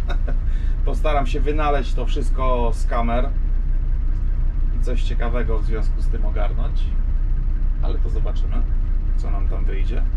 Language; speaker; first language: Polish; native; Polish